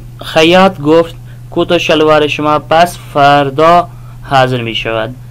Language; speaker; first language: Persian; non-native, fluent; Urdu